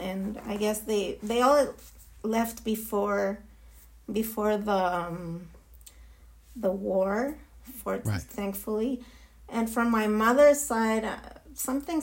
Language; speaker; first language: English; non-native, fluent; Spanish